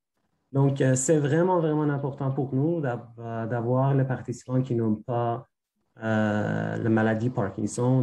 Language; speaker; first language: French; non-native, fluent; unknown